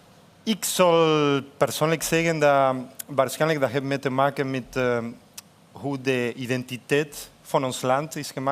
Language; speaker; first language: Dutch; non-native, fluent; Spanish